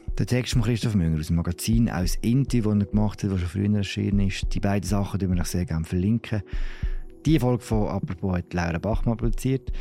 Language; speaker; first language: German; native; German